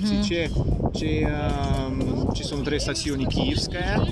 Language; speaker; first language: Italian; non-native, fluent; Russian